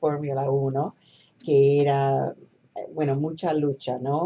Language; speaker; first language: Spanish; non-native, fluent; English